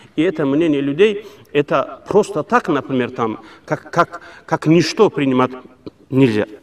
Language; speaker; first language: Russian; non-native, local second language; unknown